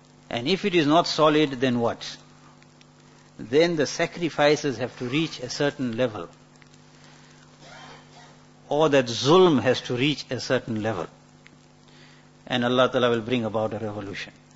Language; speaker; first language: English; native; English